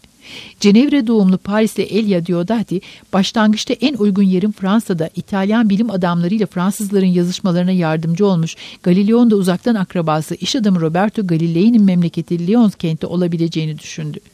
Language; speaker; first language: Turkish; native; Turkish